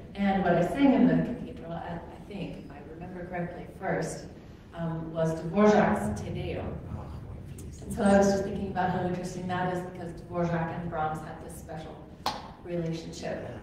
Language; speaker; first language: English; native; English